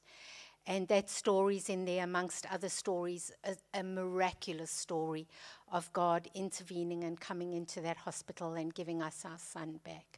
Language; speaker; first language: English; native; English